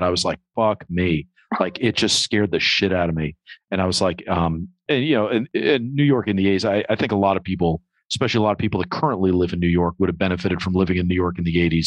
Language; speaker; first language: English; native; English